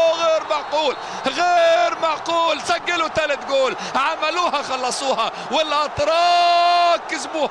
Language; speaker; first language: Arabic; native; Arabic